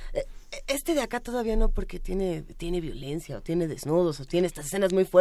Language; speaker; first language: Spanish; native; Spanish